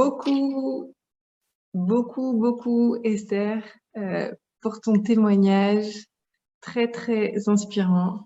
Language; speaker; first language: French; native; French